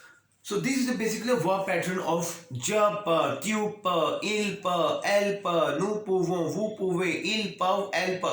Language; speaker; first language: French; non-native, learner; Hindi